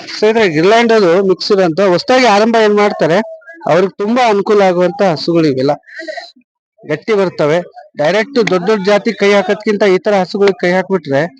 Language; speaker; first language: Kannada; native; Kannada